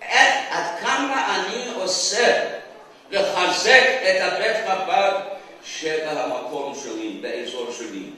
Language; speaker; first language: Hebrew; non-native, fluent; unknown